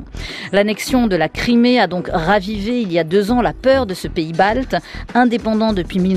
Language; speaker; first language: French; native; French